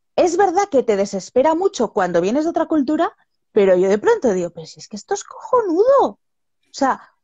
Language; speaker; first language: Spanish; native; Spanish